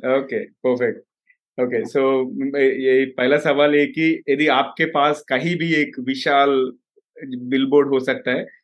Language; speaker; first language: Hindi; non-native, local second language; Telugu